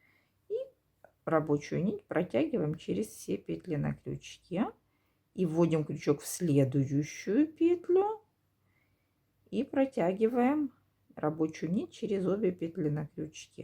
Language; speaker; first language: Russian; native; Russian